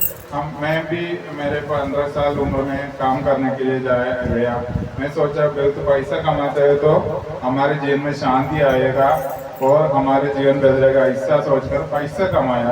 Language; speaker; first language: Hindi; non-native, local second language; Malayalam